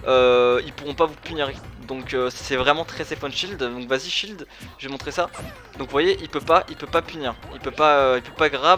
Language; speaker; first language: French; native; French